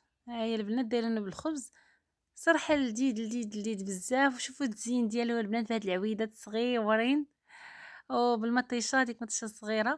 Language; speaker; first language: Arabic; native; Arabic